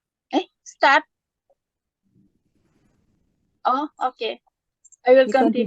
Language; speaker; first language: English; non-native, learner; Malay